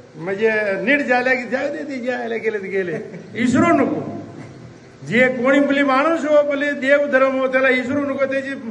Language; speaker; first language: Marathi; non-native, fluent; Hindi